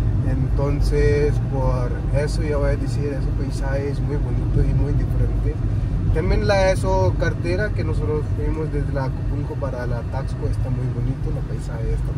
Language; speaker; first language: Spanish; non-native, learner; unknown